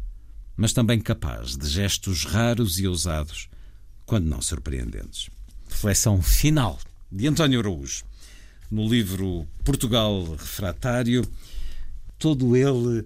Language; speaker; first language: Portuguese; native; Portuguese